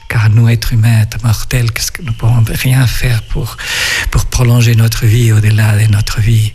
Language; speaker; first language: French; non-native, fluent; Spanish